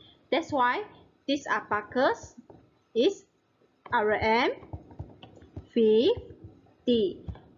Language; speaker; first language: English; non-native, local second language; Malay